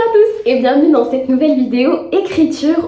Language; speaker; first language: French; native; French